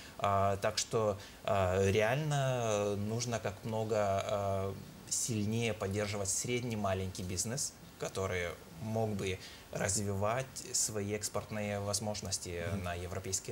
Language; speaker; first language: Russian; non-native, fluent; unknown